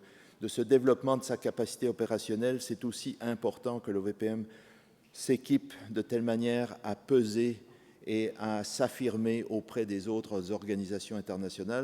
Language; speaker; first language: French; native; French